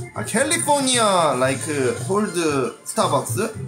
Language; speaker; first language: English; non-native, local second language; Korean